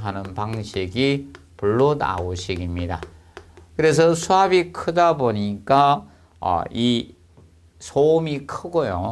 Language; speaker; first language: Korean; native; Korean